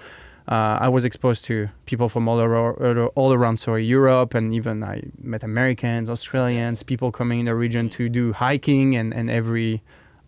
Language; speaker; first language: English; non-native, fluent; French